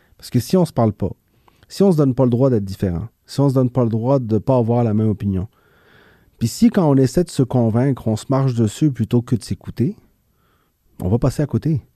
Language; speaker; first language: French; early bilingual, other home language; Spanish